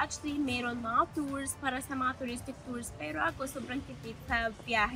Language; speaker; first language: Filipino; non-native, learner; Arabic